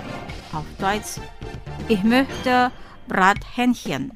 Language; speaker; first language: German; non-native, fluent; Indonesian